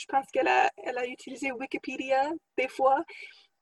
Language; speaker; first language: French; non-native, fluent; English